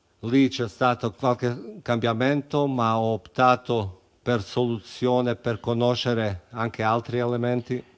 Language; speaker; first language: Italian; non-native, fluent; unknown